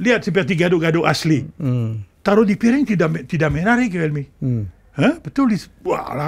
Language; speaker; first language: Indonesian; non-native, fluent; French